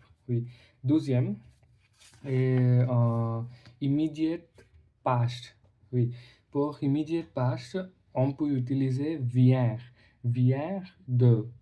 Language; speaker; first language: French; non-native, learner; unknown